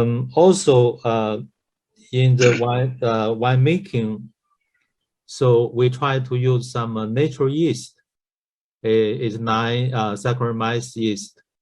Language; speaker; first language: English; non-native, learner; Chinese